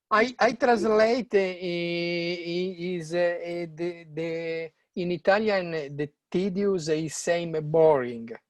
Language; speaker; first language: English; non-native, learner; Italian